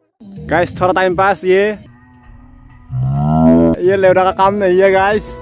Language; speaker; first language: Hindi; non-native, local second language; Assamese